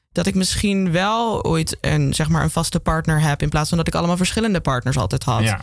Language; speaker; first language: Dutch; native; Dutch